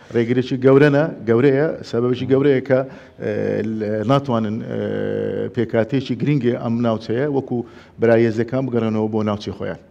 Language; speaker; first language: Central Kurdish; non-native, local second language; Turkmen